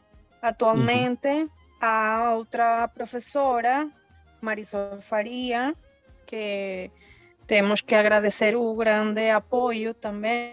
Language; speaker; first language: Portuguese; early bilingual, heritage; Spanish